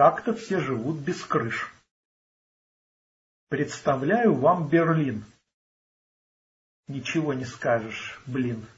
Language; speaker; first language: Russian; native; Russian